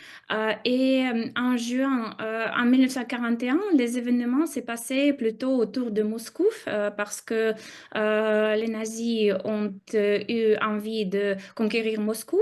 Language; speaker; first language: French; non-native, fluent; Russian